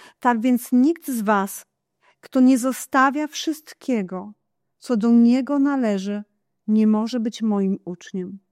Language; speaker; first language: Polish; non-native, fluent; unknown